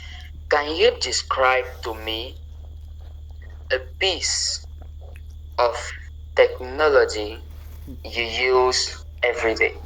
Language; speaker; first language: English; non-native, local second language; French